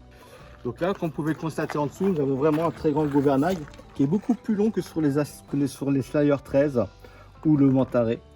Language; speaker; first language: French; native; French